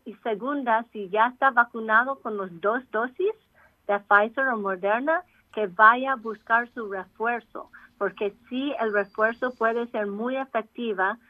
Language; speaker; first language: Spanish; non-native, local second language; English